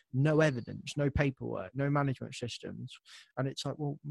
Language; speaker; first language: English; native; English